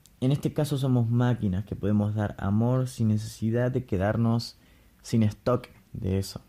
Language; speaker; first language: Spanish; native; Spanish